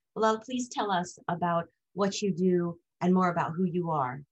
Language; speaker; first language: English; early bilingual, other home language; Hindi